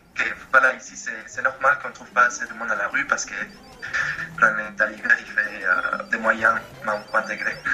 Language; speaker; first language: French; non-native, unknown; Spanish